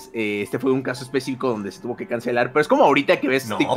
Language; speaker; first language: Spanish; native; Spanish